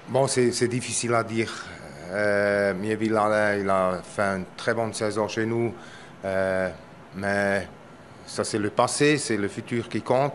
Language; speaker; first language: French; non-native, local second language; German